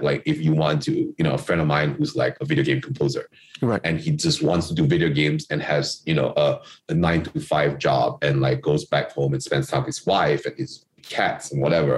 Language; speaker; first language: English; non-native, local second language; Chinese